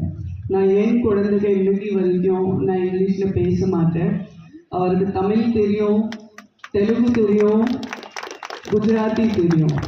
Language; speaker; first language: Tamil; non-native, fluent; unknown